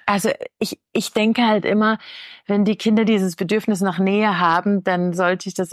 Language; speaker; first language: German; native; German